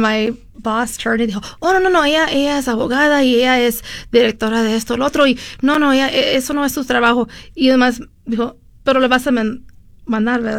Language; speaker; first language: Spanish; early bilingual, heritage; Spanish